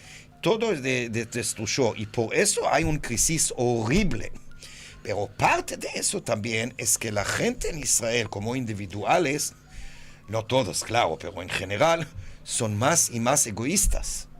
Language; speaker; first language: Spanish; non-native, fluent; Hebrew